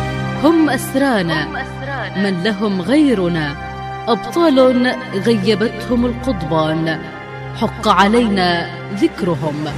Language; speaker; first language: Arabic; native; Arabic